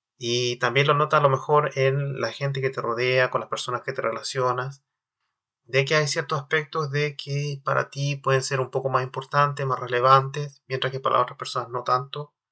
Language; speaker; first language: Spanish; native; Spanish